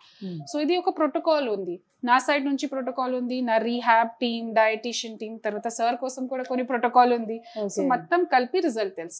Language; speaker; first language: Telugu; non-native, learner; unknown